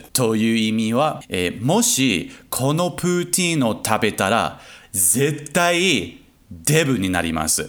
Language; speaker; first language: Japanese; non-native, learner; English